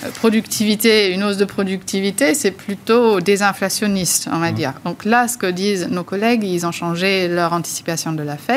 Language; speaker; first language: French; native; French